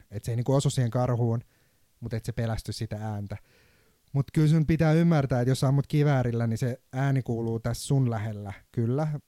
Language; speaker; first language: Finnish; non-native, fluent; Turkish